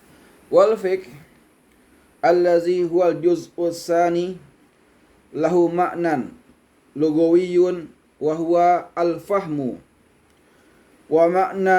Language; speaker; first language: Arabic; non-native, fluent; Indonesian